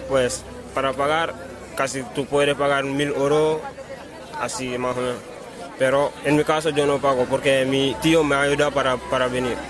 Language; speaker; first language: Spanish; non-native, learner; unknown